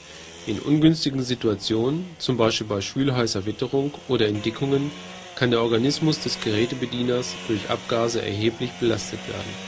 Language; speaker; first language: German; native; German